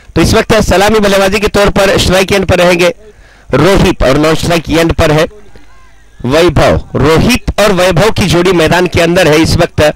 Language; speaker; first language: Hindi; non-native, local second language; Marathi